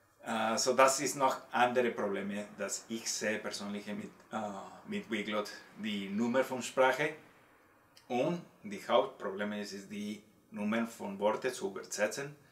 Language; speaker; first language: German; non-native, learner; Spanish